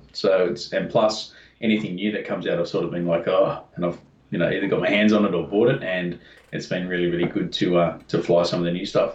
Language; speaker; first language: English; native; English